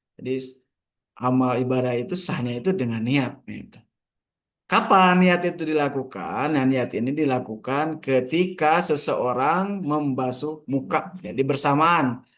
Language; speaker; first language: Indonesian; non-native, local second language; Sundanese